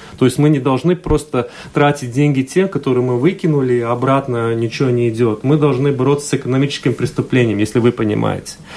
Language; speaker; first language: Russian; non-native, local second language; Latvian